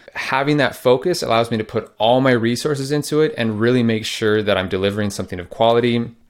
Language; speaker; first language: English; native; English